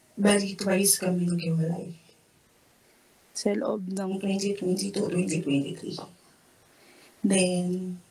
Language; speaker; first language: Filipino; native; Filipino